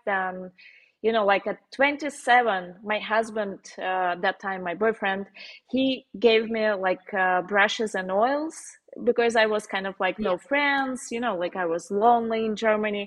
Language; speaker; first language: English; non-native, fluent; Russian